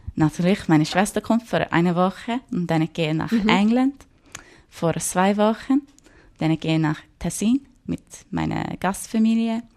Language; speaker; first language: German; non-native, learner; English